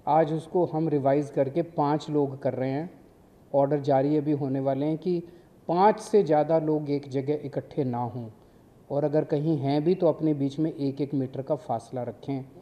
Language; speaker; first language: Hindi; native; Hindi